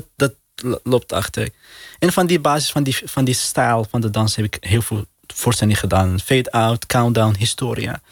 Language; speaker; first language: Dutch; non-native, learner; Arabic